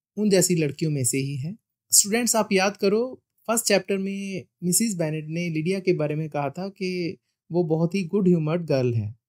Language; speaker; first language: Hindi; non-native, local second language; Punjabi